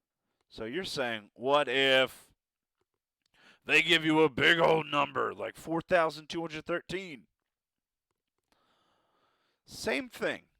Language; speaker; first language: English; native; English